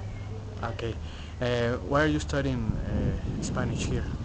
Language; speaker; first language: English; non-native, learner; Spanish